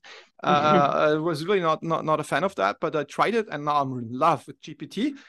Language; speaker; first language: English; non-native, fluent; German